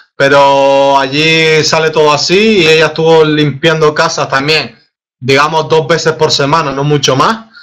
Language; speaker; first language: Spanish; native; Spanish